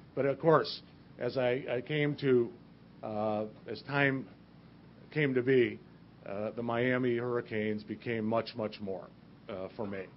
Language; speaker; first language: English; native; English